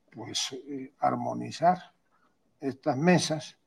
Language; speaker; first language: Spanish; native; Spanish